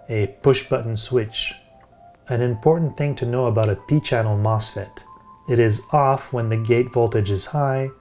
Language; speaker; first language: English; native; English